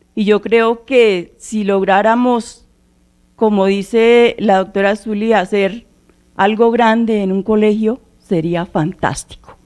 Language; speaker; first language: Spanish; native; Spanish